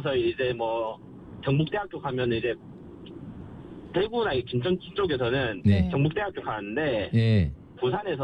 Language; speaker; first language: Korean; native; Korean